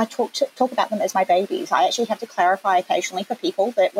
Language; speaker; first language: English; native; English